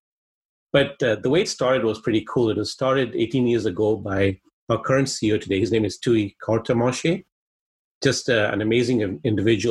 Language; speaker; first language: English; non-native, local second language; Swahili